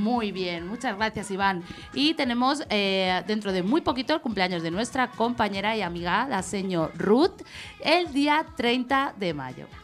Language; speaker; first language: Spanish; native; Spanish